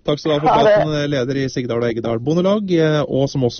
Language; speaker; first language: Norwegian; native; Norwegian